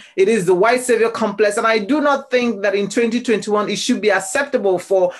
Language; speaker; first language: English; non-native, local second language; Igbo